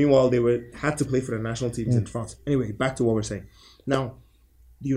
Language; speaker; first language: English; non-native, local second language; Igbo